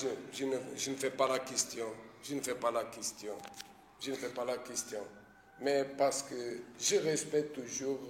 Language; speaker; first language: French; non-native, fluent; Portuguese